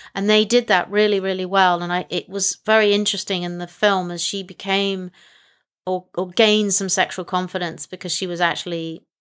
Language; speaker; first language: English; native; English